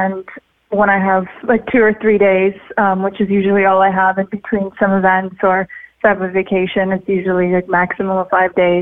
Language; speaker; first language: English; early bilingual, other home language; Russian